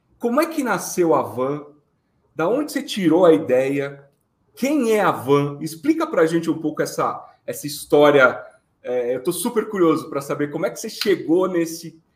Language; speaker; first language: Portuguese; native; Portuguese